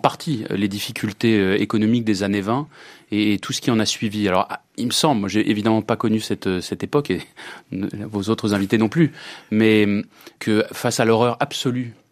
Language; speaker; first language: French; native; French